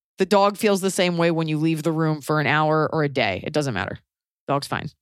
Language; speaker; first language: English; native; English